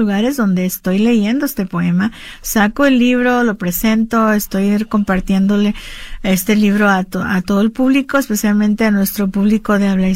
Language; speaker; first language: Spanish; early bilingual, heritage; Spanish